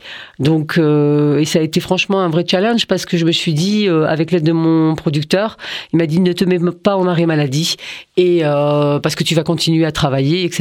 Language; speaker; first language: French; early bilingual, other home language; Arabic